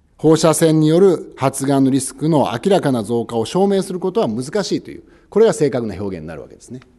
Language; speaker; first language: Japanese; native; Japanese